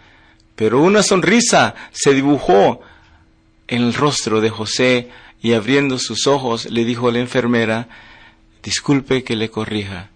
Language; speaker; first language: Spanish; native; Spanish